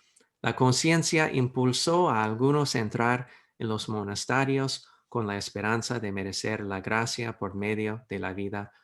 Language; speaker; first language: Spanish; non-native, fluent; English